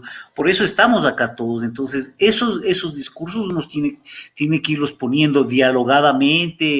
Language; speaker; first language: Spanish; native; Spanish